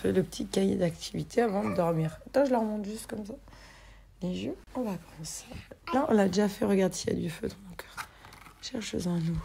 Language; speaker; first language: French; native; French